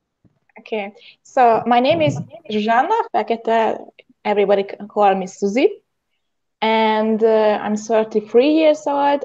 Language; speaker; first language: English; non-native, learner; Hungarian